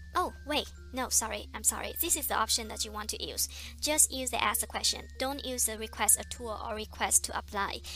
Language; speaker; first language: English; non-native, fluent; Vietnamese